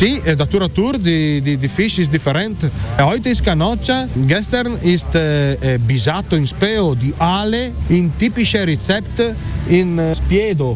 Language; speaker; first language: German; non-native, learner; Italian